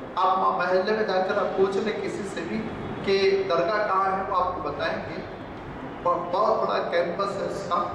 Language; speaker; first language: Urdu; native; Urdu